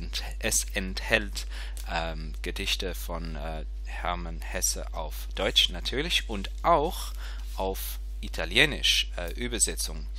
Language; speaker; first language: German; non-native, fluent; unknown